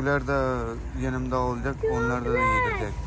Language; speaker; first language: Turkish; non-native, learner; Urdu